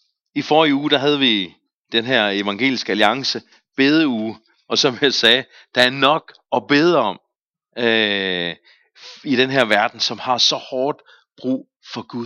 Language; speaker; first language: Danish; native; Danish